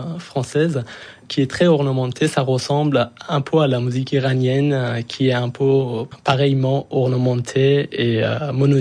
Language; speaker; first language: French; non-native, fluent; Persian